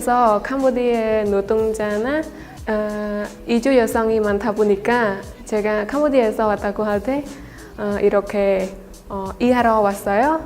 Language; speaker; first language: Korean; non-native, fluent; Khmer